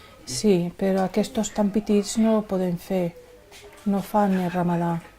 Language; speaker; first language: Catalan; non-native, fluent; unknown